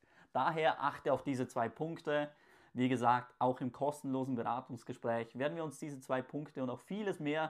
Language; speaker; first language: German; native; German